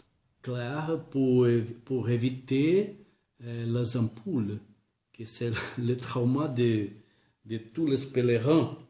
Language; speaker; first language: French; non-native, learner; Portuguese